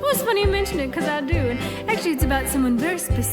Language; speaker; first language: English; native; English